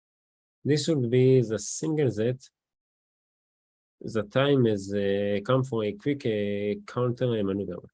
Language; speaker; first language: English; non-native, learner; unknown